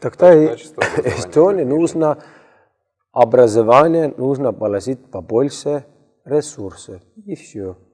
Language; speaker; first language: Russian; non-native, learner; Estonian